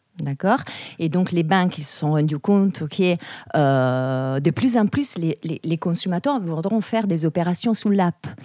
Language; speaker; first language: French; non-native, fluent; Italian